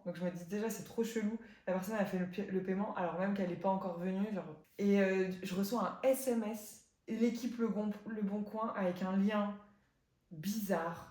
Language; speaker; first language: French; native; French